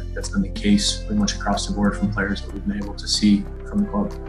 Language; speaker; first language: English; early bilingual, other home language; Arabic